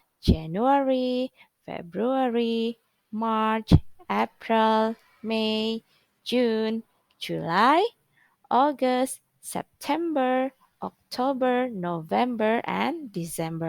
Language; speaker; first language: English; non-native, learner; Indonesian